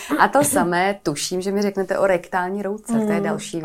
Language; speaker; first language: Czech; native; Czech